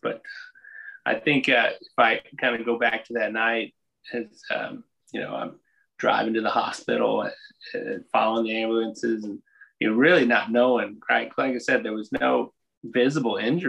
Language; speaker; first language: English; native; English